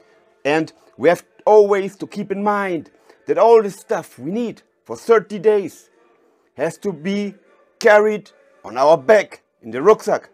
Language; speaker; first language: English; non-native, fluent; German